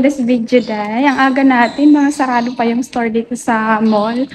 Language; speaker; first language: Filipino; native; Filipino